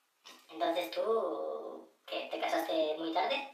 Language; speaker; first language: Spanish; native; Spanish